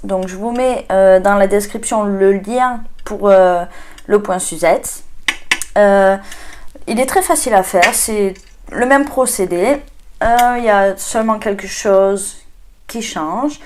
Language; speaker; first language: French; native; French